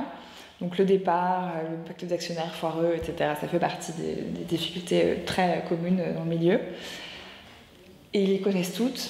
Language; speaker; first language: French; native; French